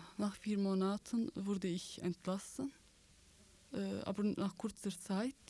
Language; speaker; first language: German; non-native, learner; Kurdish